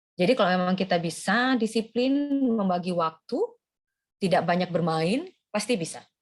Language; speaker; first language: Indonesian; native; Indonesian